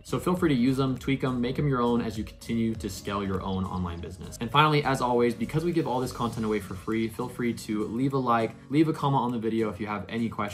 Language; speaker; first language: English; native; English